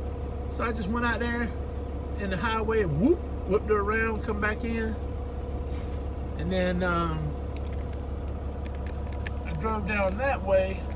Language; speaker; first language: English; native; English